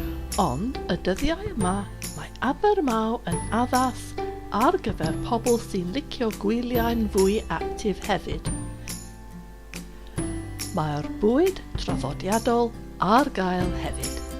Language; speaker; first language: Welsh; non-native, fluent; English